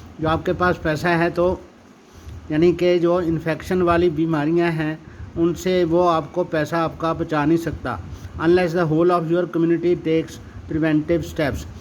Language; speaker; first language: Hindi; non-native, local second language; Punjabi